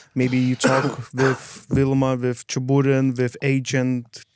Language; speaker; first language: English; non-native, fluent; Lithuanian